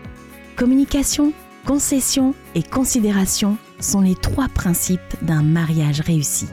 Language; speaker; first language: French; native; French